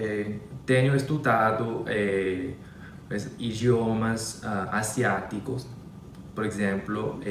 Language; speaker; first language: Portuguese; non-native, learner; Chinese